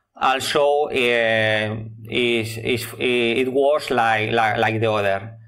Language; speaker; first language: English; non-native, learner; Spanish